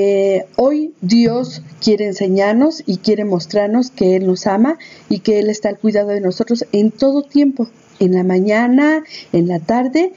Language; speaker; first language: Spanish; native; Spanish